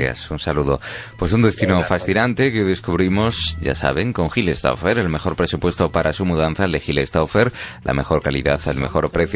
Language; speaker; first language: Spanish; native; Spanish